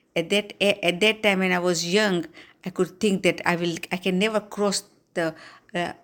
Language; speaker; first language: English; non-native, local second language; Gujarati